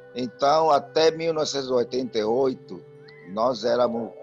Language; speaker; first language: Portuguese; non-native, local second language; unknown